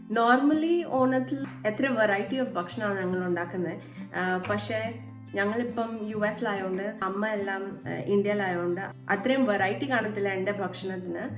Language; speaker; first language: Malayalam; early bilingual, heritage; Malayalam